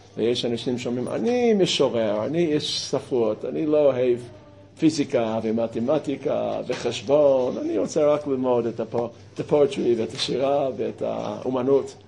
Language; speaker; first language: Hebrew; non-native, fluent; English